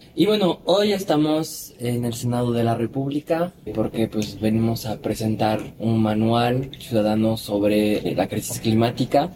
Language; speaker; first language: Spanish; native; Spanish